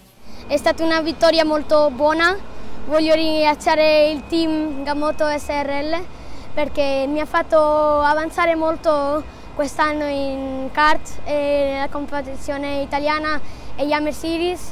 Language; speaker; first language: Italian; non-native, fluent; Spanish